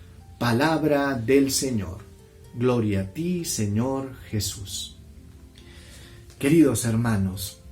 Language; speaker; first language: Spanish; native; Spanish